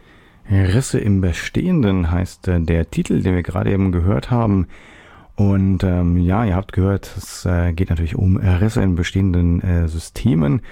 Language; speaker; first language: German; native; German